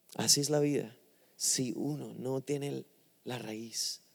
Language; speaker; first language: Spanish; non-native, fluent; English